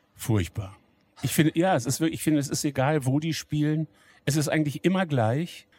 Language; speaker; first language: German; native; German